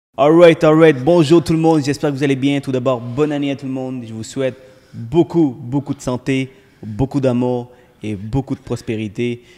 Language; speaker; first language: French; native; French